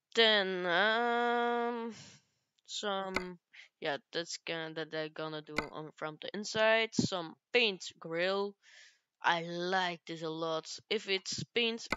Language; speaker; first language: English; non-native, learner; Dutch